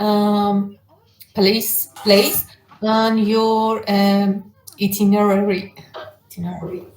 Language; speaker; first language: English; non-native, learner; Persian